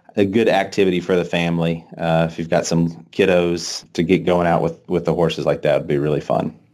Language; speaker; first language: English; native; English